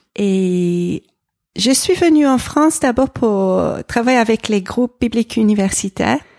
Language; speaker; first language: French; non-native, fluent; English